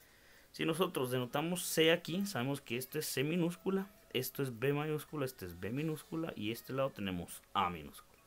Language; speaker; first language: Spanish; native; Spanish